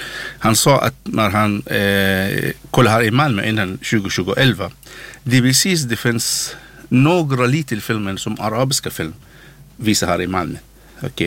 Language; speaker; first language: Swedish; non-native, learner; Arabic